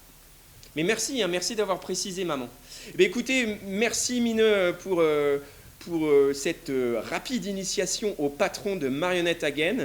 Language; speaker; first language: French; native; French